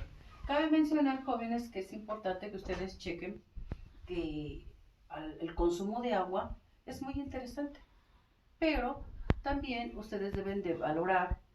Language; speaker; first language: Spanish; native; Spanish